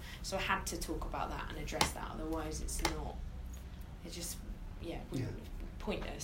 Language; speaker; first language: English; native; English